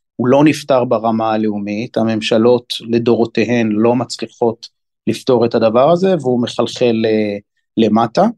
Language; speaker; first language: Hebrew; native; Hebrew